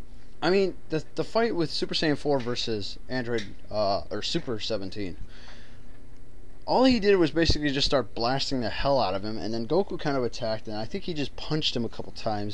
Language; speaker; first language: English; native; English